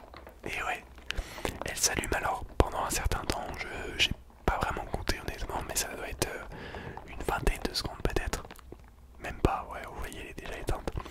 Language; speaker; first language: French; native; French